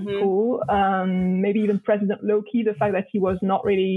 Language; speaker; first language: English; non-native, fluent; French